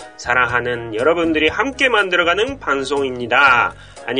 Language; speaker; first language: Korean; non-native, fluent; Japanese